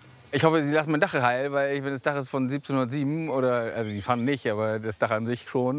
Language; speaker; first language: German; native; German